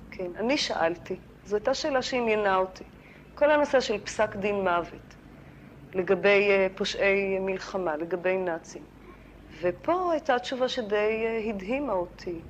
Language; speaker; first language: Hebrew; native; Hebrew